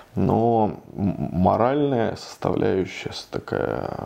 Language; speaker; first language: Russian; native; Russian